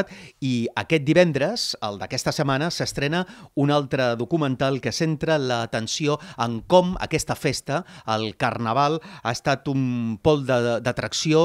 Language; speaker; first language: Catalan; native; Catalan